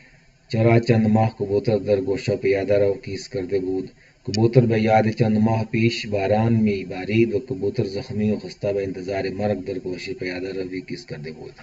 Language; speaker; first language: Persian; non-native, fluent; Urdu